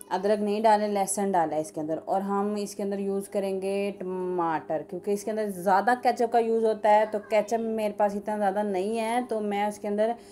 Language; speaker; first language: Urdu; native; Urdu